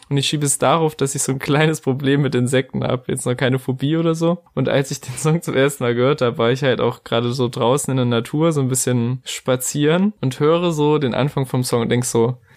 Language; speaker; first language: German; native; German